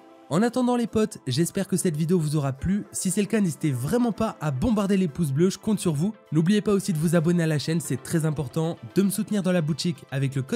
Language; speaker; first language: French; native; French